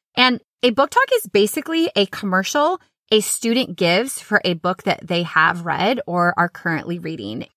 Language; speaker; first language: English; native; English